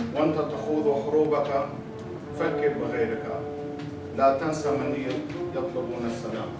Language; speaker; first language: Arabic; non-native, learner; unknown